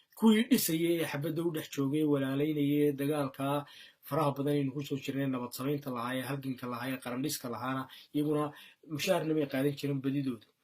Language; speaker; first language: Somali; native; Somali